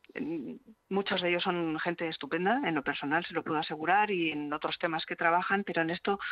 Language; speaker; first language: Spanish; native; Spanish